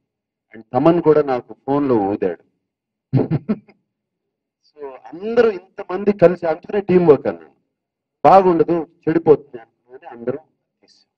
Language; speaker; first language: Telugu; native; Telugu